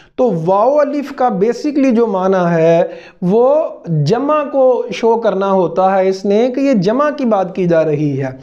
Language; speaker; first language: Urdu; native; Urdu